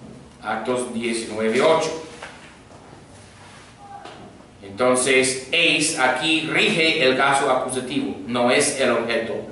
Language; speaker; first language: Spanish; non-native, fluent; English